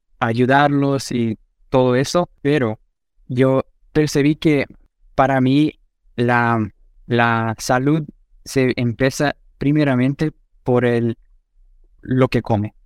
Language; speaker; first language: Spanish; non-native, fluent; Portuguese